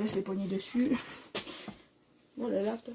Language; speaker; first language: French; native; French